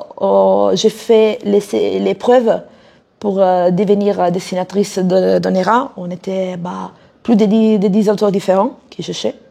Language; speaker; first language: French; non-native, fluent; Italian